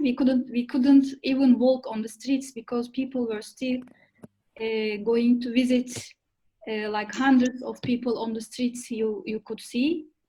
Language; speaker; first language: English; non-native, fluent; Turkish